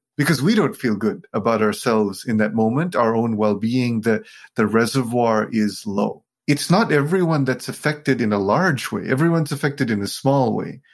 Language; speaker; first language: English; non-native, local second language; Sinhala